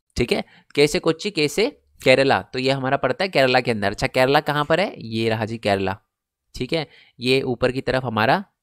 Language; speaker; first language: Hindi; native; Hindi